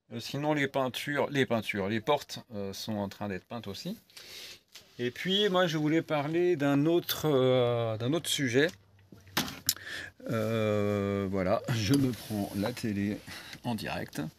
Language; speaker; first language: French; native; French